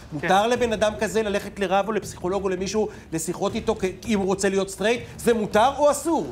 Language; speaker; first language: Hebrew; native; Hebrew